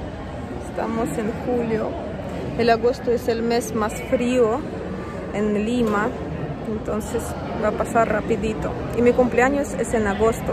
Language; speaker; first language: Spanish; non-native, fluent; Russian